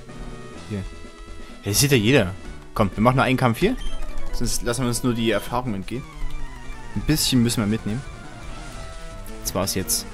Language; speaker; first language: German; native; German